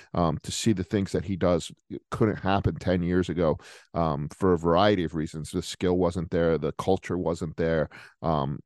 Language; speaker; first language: English; native; English